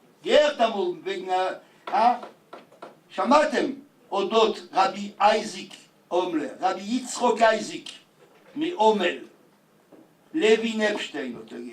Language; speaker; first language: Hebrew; non-native, fluent; Yiddish